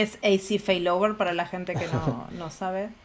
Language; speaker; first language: Spanish; native; Spanish